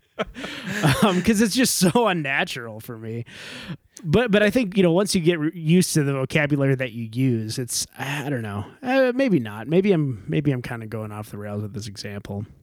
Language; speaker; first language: English; native; English